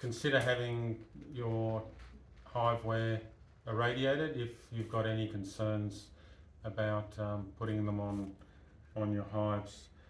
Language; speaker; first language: English; native; English